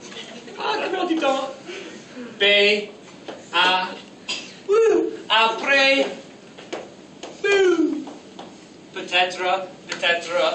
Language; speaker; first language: French; non-native, local second language; English